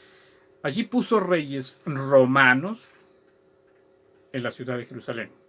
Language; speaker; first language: Spanish; native; Spanish